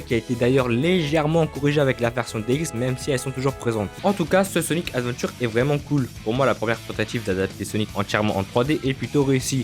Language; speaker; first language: French; native; French